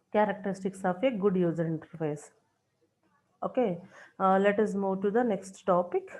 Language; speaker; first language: English; non-native, local second language; Telugu